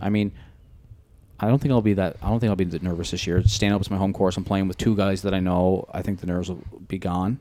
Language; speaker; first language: English; native; English